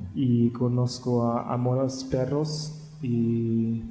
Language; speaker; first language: Spanish; non-native, learner; German